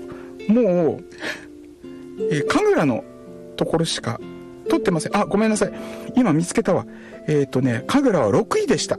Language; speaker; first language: Japanese; native; Japanese